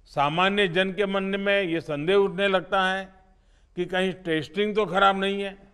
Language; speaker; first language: Hindi; non-native, local second language; Gujarati